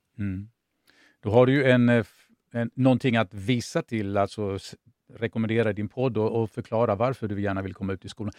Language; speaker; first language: Swedish; native; Swedish